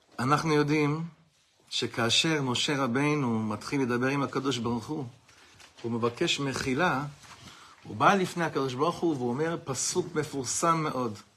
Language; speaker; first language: Hebrew; non-native, fluent; English